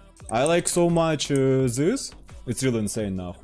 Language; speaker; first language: English; non-native, learner; Russian